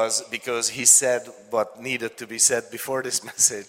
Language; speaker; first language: English; non-native, fluent; Hungarian